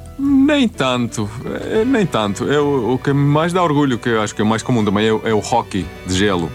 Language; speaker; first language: Portuguese; non-native, fluent; Swedish